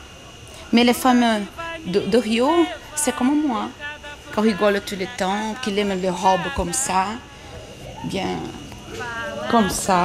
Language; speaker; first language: French; non-native, learner; Portuguese